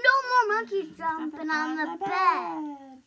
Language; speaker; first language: English; native; English